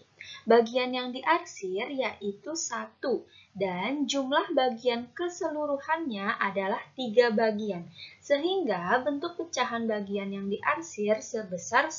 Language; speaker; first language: Indonesian; native; Indonesian